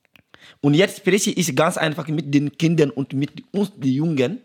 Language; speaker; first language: German; non-native, learner; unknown